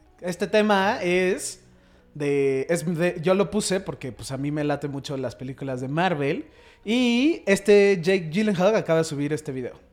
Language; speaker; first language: Spanish; native; Spanish